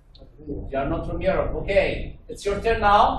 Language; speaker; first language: English; non-native, learner; Arabic